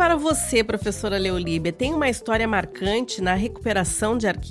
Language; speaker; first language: Portuguese; native; Portuguese